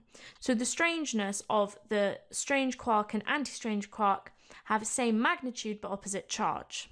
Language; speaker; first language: English; native; English